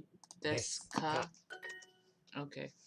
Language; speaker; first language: Japanese; non-native, learner; English